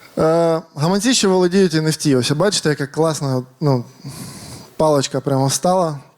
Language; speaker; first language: Ukrainian; native; Ukrainian